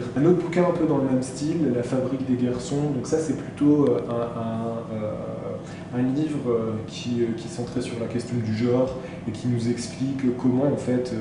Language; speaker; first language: French; native; French